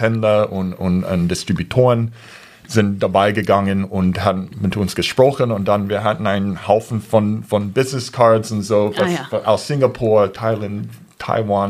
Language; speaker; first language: German; non-native, fluent; English